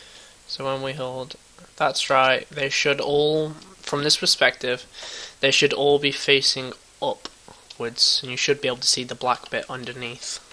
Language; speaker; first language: English; native; English